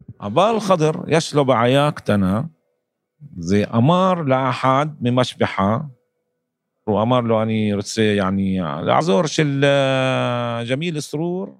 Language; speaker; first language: Hebrew; non-native, local second language; Arabic